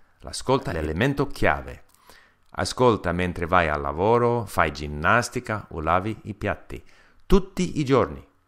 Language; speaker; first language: Italian; non-native, fluent; English